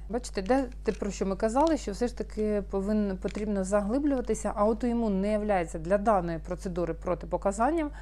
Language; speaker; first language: Ukrainian; non-native, local second language; Russian